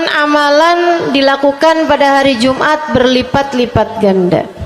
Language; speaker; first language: Indonesian; native; Indonesian